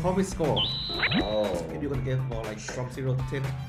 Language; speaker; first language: English; non-native, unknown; Thai